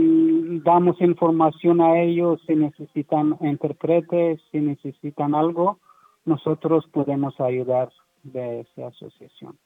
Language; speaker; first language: Spanish; non-native, learner; Persian